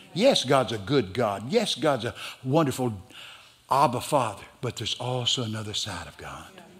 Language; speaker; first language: English; native; English